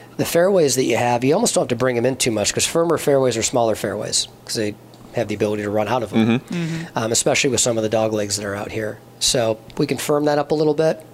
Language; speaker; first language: English; native; English